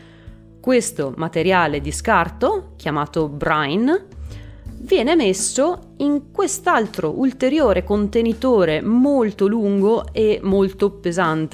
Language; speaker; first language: Italian; native; Italian